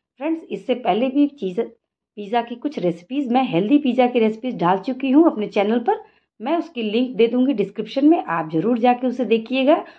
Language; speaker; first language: Hindi; native; Hindi